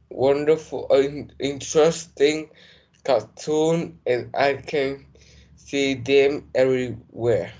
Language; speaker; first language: English; non-native, learner; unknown